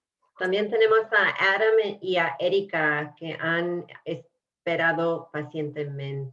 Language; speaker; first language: Spanish; early bilingual, other home language; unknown